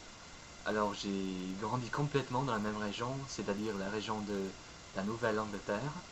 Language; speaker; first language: French; non-native, fluent; English